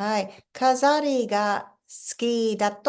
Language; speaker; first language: Japanese; non-native, fluent; English